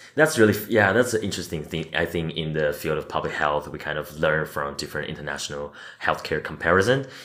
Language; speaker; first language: English; non-native, fluent; Chinese